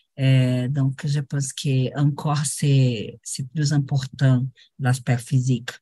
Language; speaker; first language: French; non-native, learner; Portuguese